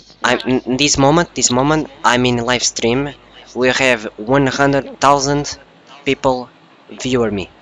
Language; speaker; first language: English; non-native, learner; Portuguese